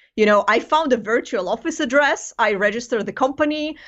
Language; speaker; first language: English; non-native, fluent; Greek